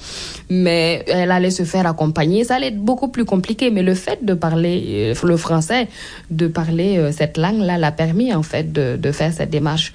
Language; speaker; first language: French; non-native, local second language; Mossi